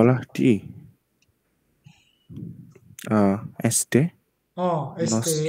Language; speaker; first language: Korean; non-native, learner; Indonesian